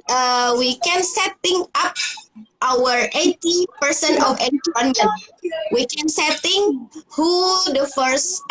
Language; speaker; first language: English; non-native, learner; Indonesian